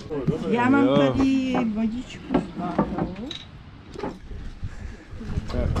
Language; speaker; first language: Czech; native; Czech